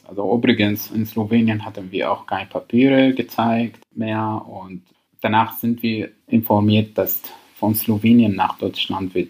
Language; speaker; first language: German; non-native, learner; Arabic